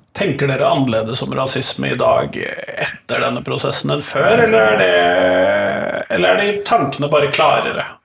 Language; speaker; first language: Norwegian; native; Norwegian